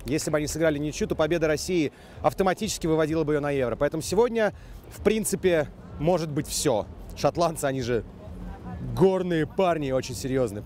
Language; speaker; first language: Russian; native; Russian